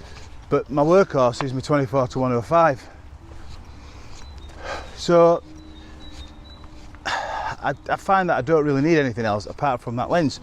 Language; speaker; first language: English; native; English